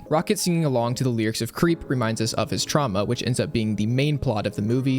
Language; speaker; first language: English; native; English